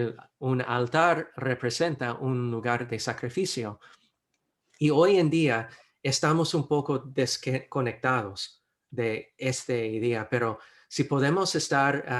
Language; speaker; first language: Spanish; non-native, fluent; English